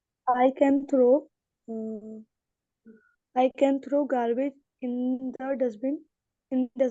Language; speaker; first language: English; non-native, learner; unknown